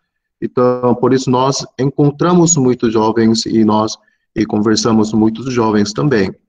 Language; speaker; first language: Portuguese; non-native, fluent; Korean